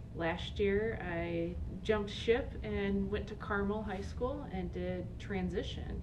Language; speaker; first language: English; native; English